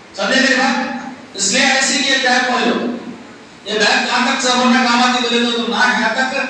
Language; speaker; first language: Hindi; non-native, local second language; Urdu